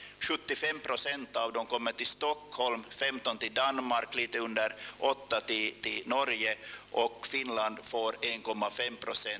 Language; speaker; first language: Swedish; native; Swedish